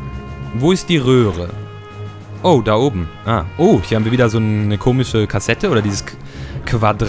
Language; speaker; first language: German; native; German